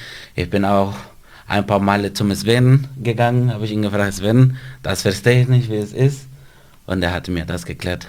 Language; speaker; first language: German; non-native, fluent; Spanish